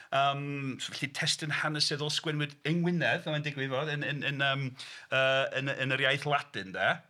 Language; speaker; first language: Welsh; non-native, fluent; English